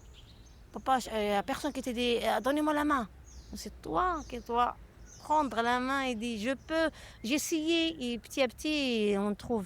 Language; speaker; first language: French; non-native, learner; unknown